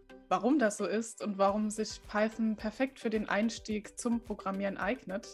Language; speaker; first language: German; native; German